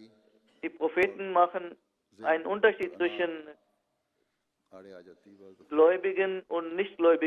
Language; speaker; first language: German; non-native, fluent; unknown